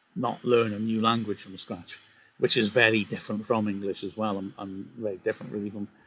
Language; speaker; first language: English; native; English